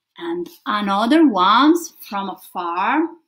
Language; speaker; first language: English; non-native, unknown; Italian